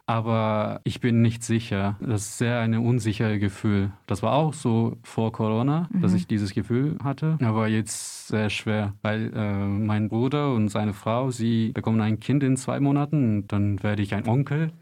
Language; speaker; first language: German; non-native, fluent; Turkish